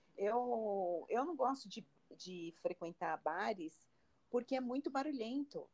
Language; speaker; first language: Portuguese; native; Portuguese